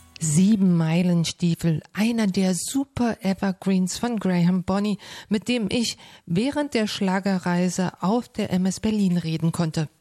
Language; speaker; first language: German; native; German